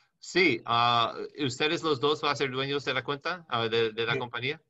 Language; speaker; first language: Spanish; non-native, learner; English